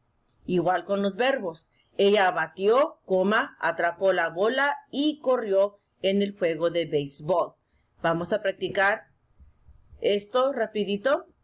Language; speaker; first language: Spanish; early bilingual, heritage; Spanish